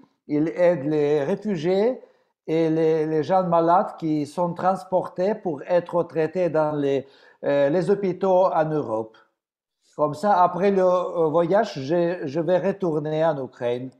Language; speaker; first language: French; non-native, fluent; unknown